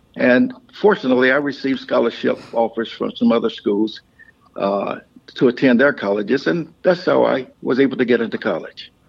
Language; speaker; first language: English; native; English